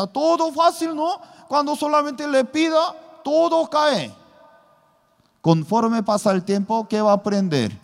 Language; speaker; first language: Spanish; non-native, learner; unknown